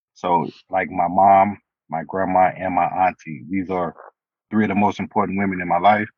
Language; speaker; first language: English; native; English